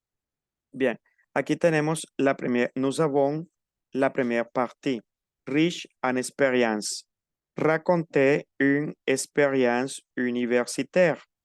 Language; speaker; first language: French; non-native, fluent; Spanish